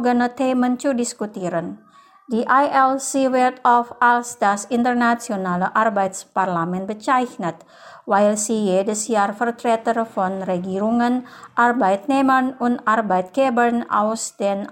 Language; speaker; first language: German; non-native, fluent; Indonesian